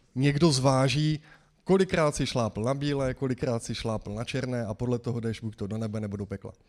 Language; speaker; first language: Czech; native; Czech